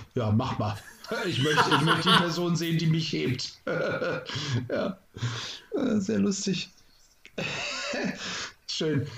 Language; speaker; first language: German; native; German